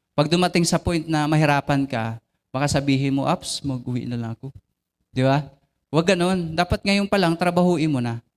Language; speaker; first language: Filipino; non-native, local second language; Bikol